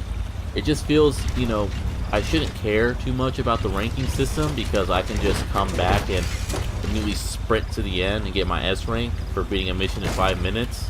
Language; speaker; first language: English; native; English